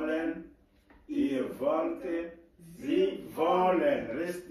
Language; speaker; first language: German; non-native, learner; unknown